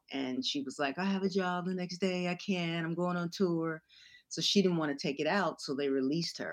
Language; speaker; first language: English; native; English